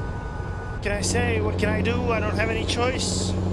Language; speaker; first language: English; non-native, local second language; Pashto